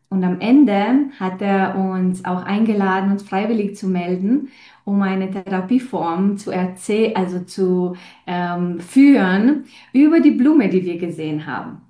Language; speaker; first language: German; non-native, fluent; Romanian